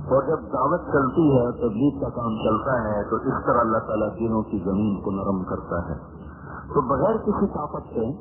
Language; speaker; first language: Urdu; non-native, local second language; Punjabi